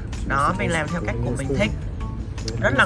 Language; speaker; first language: Vietnamese; native; Vietnamese